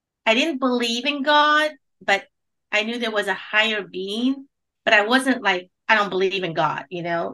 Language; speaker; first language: English; early bilingual, other home language; Khmer